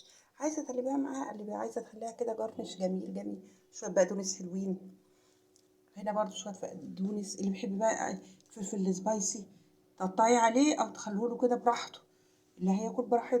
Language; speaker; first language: Arabic; native; Arabic